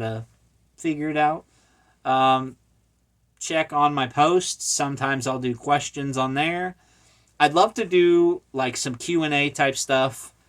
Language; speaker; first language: English; native; English